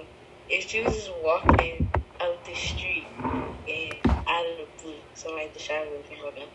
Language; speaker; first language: English; native; English